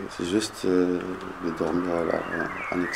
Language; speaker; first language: French; non-native, learner; Arabic